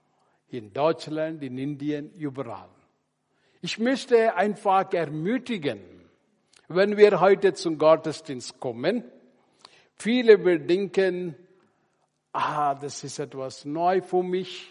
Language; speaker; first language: German; non-native, learner; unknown